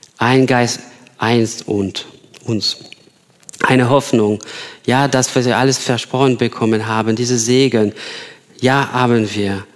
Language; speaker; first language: German; non-native, fluent; French